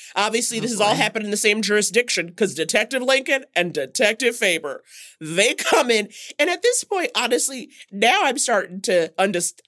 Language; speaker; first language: English; native; English